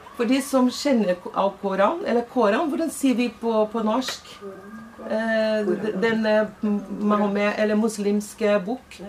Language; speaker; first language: Norwegian; non-native, fluent; Portuguese